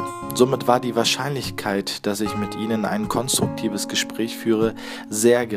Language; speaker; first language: German; early bilingual, other home language; Turkish